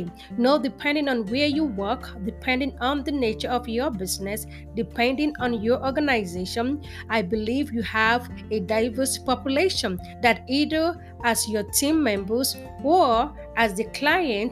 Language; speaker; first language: English; non-native, local second language; Yoruba